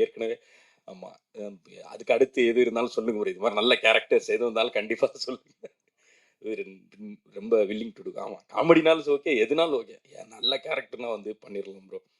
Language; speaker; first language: Tamil; native; Tamil